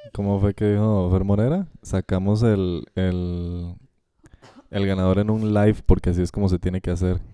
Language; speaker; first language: Spanish; native; Spanish